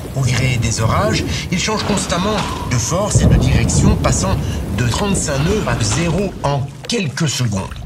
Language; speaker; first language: French; native; French